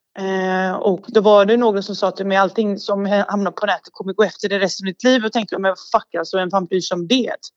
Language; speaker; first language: Swedish; early bilingual, other home language; Bosnian